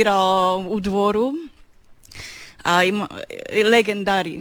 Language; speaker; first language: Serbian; non-native, learner; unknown